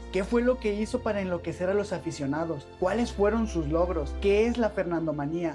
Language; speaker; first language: Spanish; native; Spanish